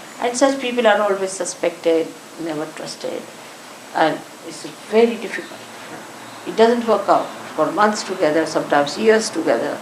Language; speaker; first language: English; non-native, local second language; Marathi